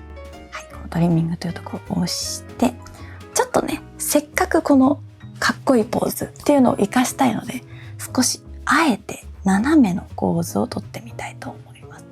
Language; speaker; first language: Japanese; native; Japanese